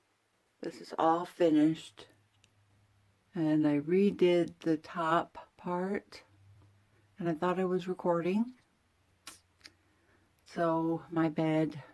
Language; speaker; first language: English; native; English